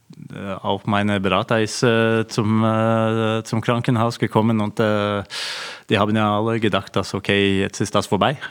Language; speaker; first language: German; non-native, fluent; Norwegian